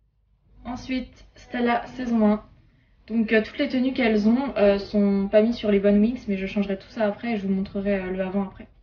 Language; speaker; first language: French; native; French